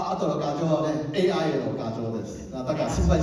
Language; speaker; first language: Japanese; non-native, learner; Cantonese